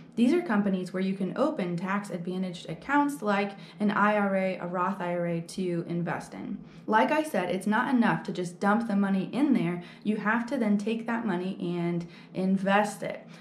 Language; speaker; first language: English; native; English